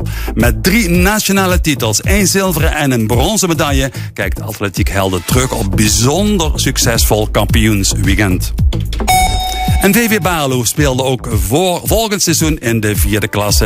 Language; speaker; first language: Dutch; native; Dutch